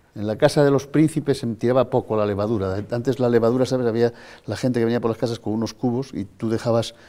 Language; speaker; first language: Spanish; native; Spanish